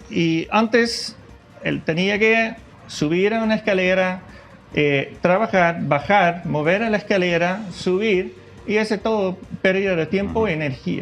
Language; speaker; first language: Spanish; non-native, fluent; Dutch